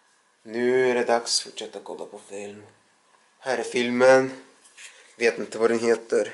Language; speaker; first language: Swedish; non-native, learner; Russian